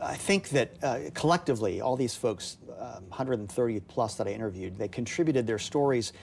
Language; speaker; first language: English; native; English